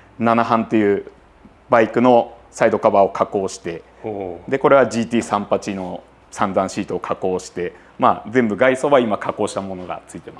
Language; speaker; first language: Japanese; native; Japanese